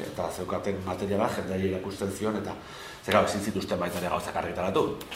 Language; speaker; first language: Basque; non-native, local second language; Spanish